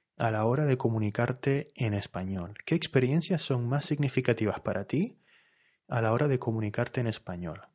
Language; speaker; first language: Spanish; native; Spanish